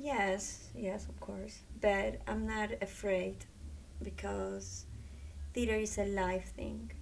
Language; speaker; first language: English; non-native, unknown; Spanish